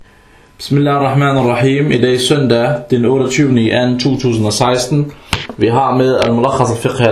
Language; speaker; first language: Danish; non-native, fluent; Arabic